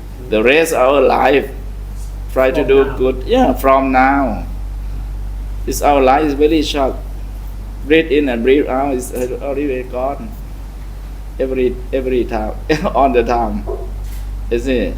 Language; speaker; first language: English; non-native, learner; Thai